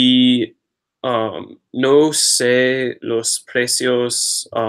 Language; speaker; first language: Spanish; non-native, learner; English